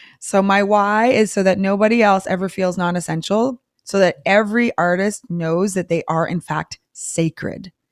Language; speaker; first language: English; native; English